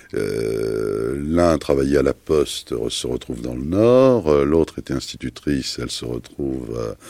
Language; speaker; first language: French; native; French